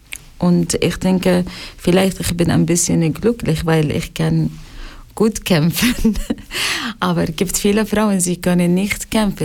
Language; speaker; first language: German; non-native, learner; Arabic